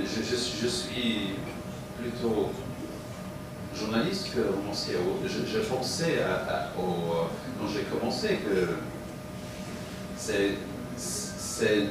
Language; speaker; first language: French; non-native, fluent; English